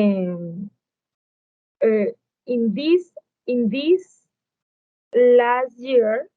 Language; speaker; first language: English; non-native, learner; Spanish